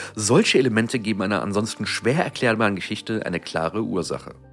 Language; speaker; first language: German; native; German